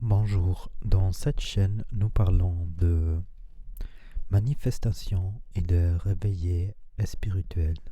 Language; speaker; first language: French; non-native, learner; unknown